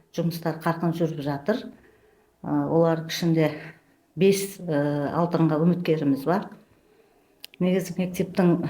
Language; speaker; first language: Kazakh; native; Kazakh